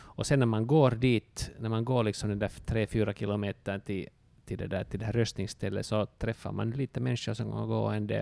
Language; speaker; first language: Swedish; native; Swedish